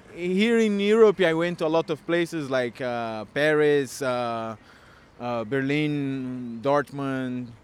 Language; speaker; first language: English; non-native, fluent; Portuguese